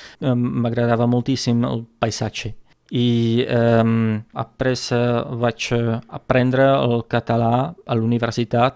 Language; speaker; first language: Catalan; non-native, fluent; Czech